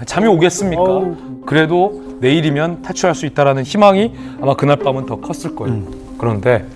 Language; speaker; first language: Korean; native; Korean